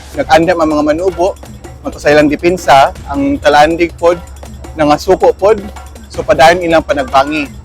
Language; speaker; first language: Cebuano; native; Cebuano